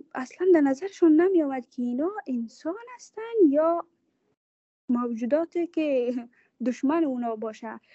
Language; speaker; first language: Persian; native; Persian